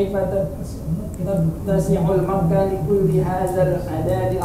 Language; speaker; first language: Arabic; non-native, learner; Indonesian